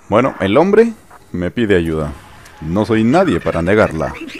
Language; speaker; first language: Spanish; native; Spanish